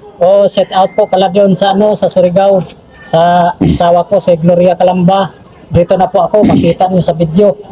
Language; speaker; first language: Filipino; non-native, local second language; Surigaonon